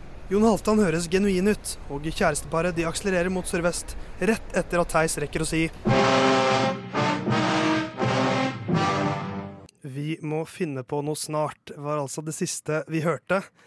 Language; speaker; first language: Norwegian; native; Norwegian